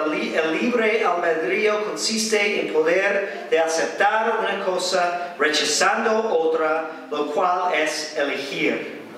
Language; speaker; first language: Spanish; non-native, fluent; English